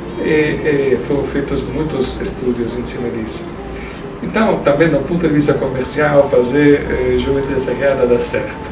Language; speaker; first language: Portuguese; non-native, fluent; Italian